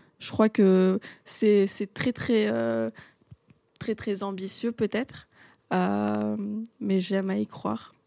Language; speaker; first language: French; non-native, local second language; Arabic